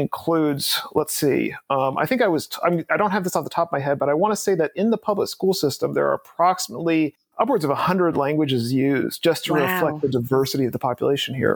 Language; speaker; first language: English; native; English